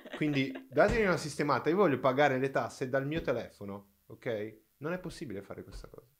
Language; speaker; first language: Italian; non-native, fluent; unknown